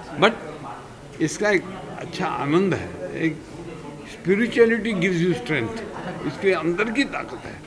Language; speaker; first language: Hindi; native; Hindi